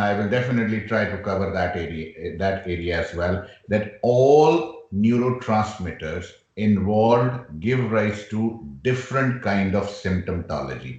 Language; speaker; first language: English; non-native, local second language; Urdu